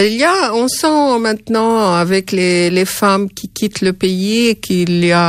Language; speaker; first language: French; non-native, fluent; Arabic